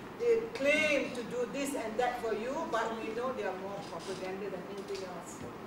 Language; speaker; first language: English; non-native, local second language; Malay